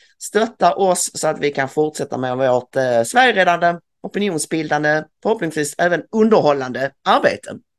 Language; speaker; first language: Swedish; native; Swedish